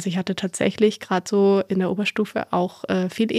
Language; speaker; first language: German; native; German